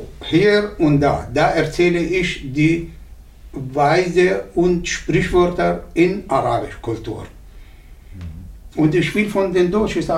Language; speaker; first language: German; non-native, learner; Arabic